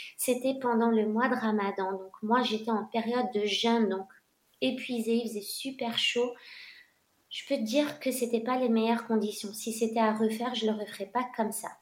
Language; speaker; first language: French; non-native, local second language; Arabic